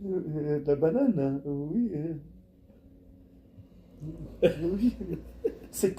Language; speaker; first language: French; native; French